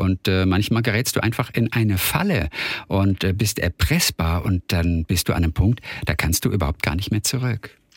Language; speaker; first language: German; native; German